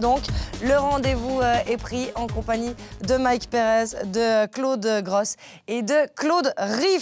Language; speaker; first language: French; native; French